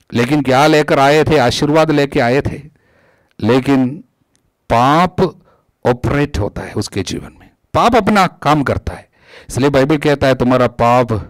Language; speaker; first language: Hindi; non-native, local second language; Malayalam